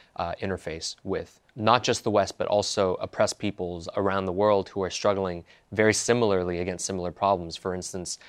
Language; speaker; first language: English; non-native, local second language; Cantonese